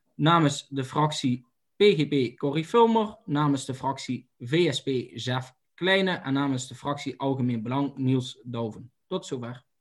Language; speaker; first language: Dutch; native; Dutch